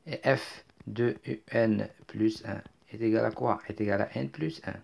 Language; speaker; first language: French; non-native, local second language; Arabic